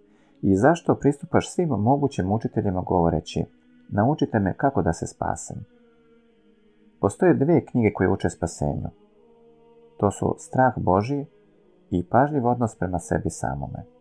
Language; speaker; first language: Serbian; native; Serbian